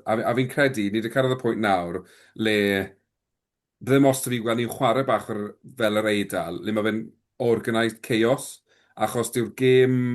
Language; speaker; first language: Welsh; native; Welsh